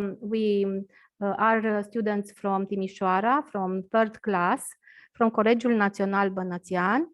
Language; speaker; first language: English; non-native, learner; Romanian